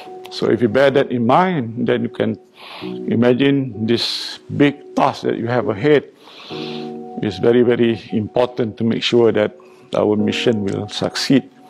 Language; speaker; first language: English; non-native, local second language; Malay